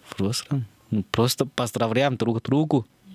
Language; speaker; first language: Russian; non-native, learner; Chinese